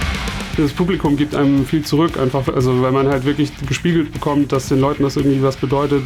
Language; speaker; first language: German; native; German